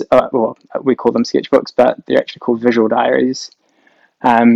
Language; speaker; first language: English; native; English